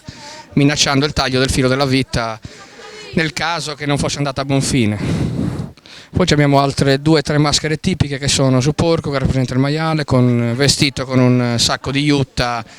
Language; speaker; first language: Italian; native; Italian